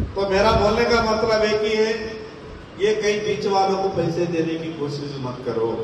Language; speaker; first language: Hindi; non-native, local second language; Telugu